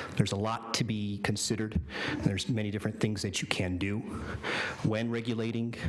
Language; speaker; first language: English; native; English